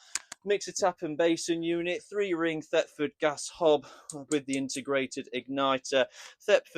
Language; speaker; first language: English; native; English